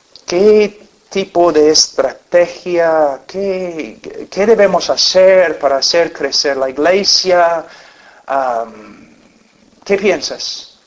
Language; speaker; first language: Spanish; non-native, fluent; English